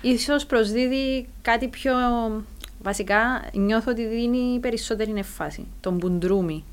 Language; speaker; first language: Greek; native; Greek